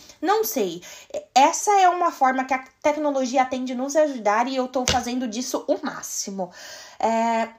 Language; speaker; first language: Portuguese; native; Portuguese